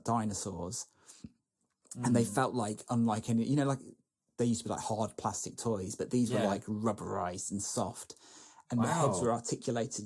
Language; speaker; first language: English; native; English